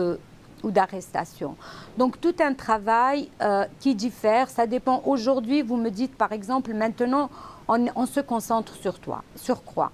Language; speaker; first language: French; non-native, local second language; Arabic